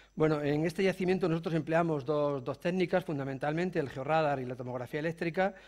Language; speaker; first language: Spanish; native; Spanish